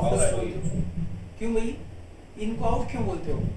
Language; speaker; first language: Hindi; native; Hindi